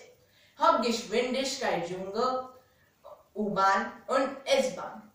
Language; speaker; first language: German; non-native, learner; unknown